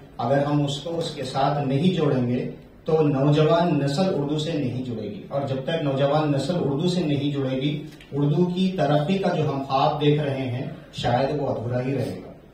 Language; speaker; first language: Urdu; native; Urdu